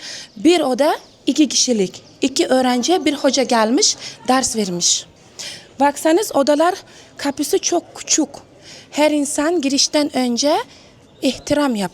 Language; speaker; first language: Turkish; non-native, learner; Uzbek